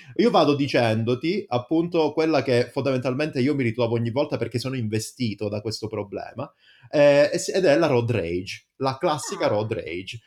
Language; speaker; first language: Italian; native; Italian